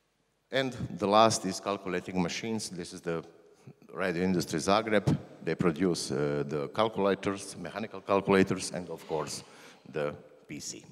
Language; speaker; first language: English; non-native, learner; Croatian